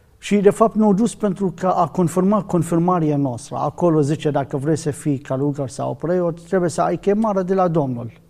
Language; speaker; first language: Romanian; non-native, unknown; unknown